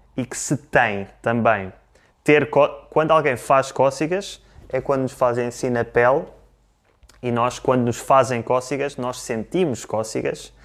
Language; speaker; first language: Portuguese; native; Portuguese